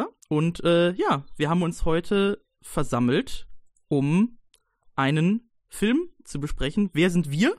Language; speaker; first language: German; native; German